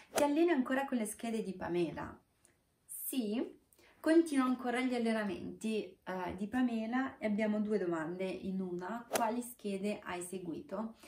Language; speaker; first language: Italian; non-native, fluent; Romanian